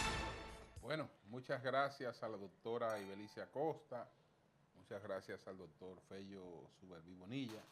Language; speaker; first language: Spanish; native; Spanish